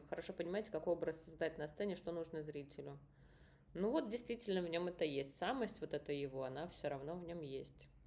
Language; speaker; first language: Russian; native; Russian